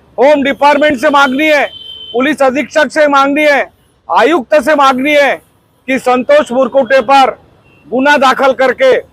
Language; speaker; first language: Hindi; non-native, local second language; Marathi